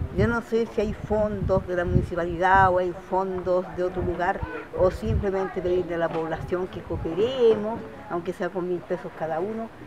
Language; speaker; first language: Spanish; native; Spanish